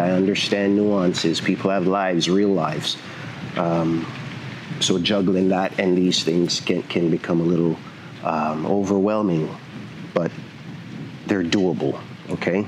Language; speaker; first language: English; native; English